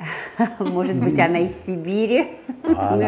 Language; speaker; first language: Russian; native; Russian